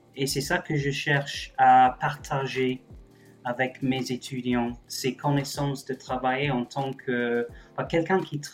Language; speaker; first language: French; non-native, fluent; English